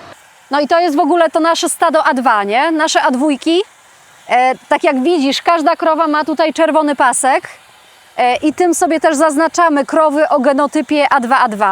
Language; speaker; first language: Polish; native; Polish